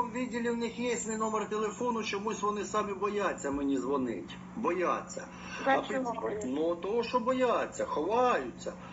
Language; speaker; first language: Ukrainian; non-native, local second language; Russian